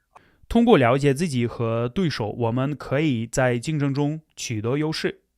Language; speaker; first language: Chinese; non-native, fluent; Russian